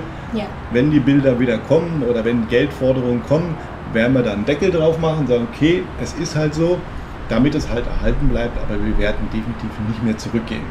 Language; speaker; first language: German; native; German